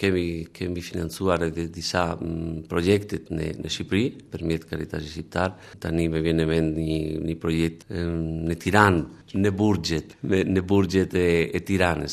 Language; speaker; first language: Albanian; non-native, learner; Spanish